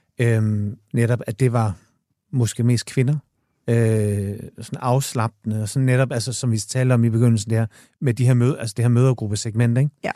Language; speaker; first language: Danish; native; Danish